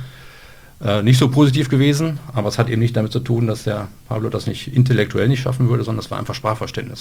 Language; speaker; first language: German; native; German